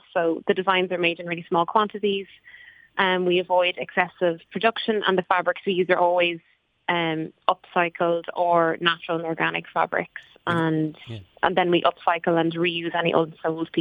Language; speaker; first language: English; native; English